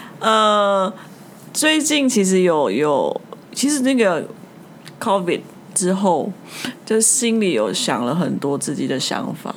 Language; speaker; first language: Chinese; native; Chinese